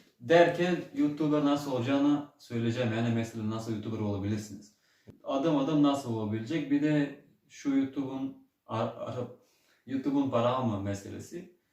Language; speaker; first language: Turkish; early bilingual, heritage; Turkish